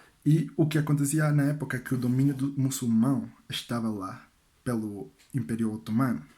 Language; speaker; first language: Portuguese; non-native, learner; Spanish